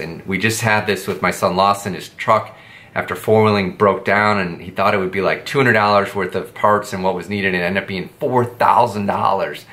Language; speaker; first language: English; native; English